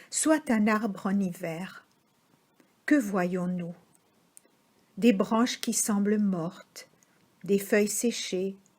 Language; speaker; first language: French; native; French